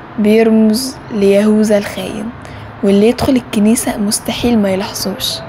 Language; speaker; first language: Arabic; native; Arabic